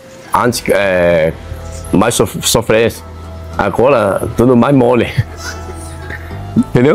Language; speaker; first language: Portuguese; non-native, learner; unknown